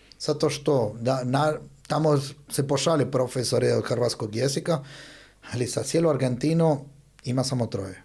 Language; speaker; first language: Bosnian; early bilingual, heritage; Spanish